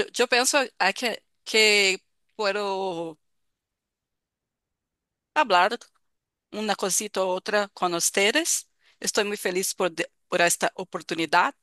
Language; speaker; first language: Spanish; non-native, fluent; Portuguese